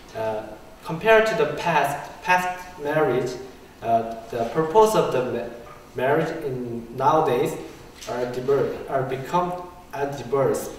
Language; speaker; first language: English; non-native, learner; Korean